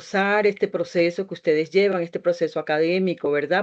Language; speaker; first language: Spanish; native; Spanish